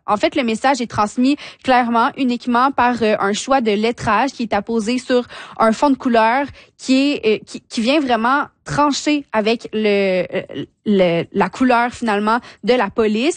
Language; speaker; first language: French; native; French